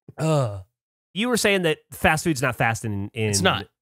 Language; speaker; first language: English; native; English